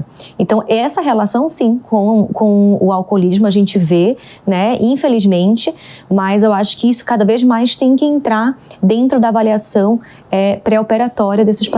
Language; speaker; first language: Portuguese; native; Portuguese